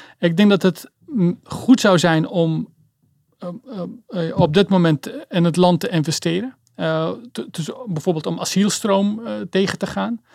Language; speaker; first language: Dutch; early bilingual, other home language; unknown